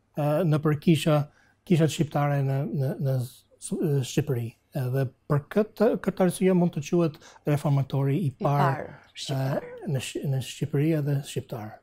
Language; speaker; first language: Albanian; non-native, fluent; English